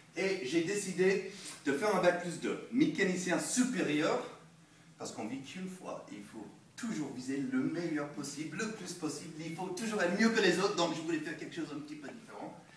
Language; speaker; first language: French; non-native, fluent; English